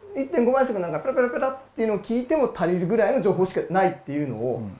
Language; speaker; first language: Japanese; native; Japanese